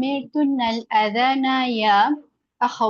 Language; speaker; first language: Arabic; non-native, learner; Bangla